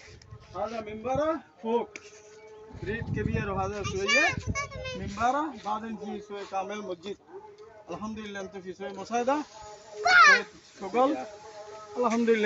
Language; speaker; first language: Arabic; non-native, learner; Bangla